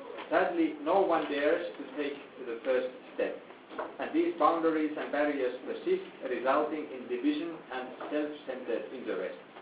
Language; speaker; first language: English; non-native, fluent; Finnish